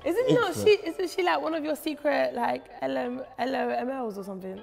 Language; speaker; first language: English; early bilingual, other home language; French